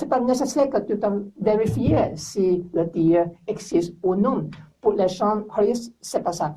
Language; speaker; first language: French; non-native, learner; English